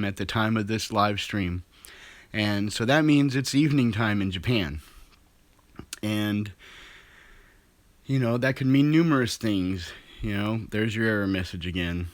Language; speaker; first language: English; native; English